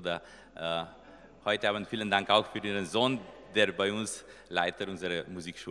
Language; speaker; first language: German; non-native, learner; Slovenian